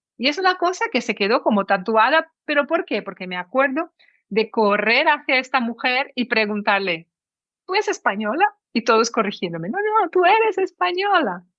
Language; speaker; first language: Spanish; early bilingual, heritage; Portuguese